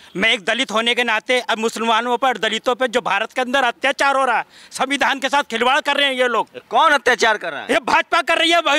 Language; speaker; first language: Hindi; native; Hindi